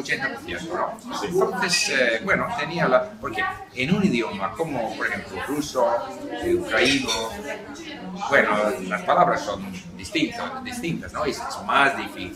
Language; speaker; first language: Spanish; non-native, fluent; English